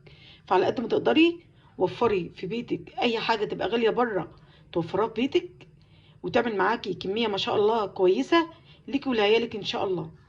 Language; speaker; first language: Arabic; native; Arabic